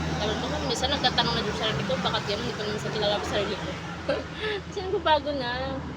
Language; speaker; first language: Filipino; non-native, local second language; Cebuano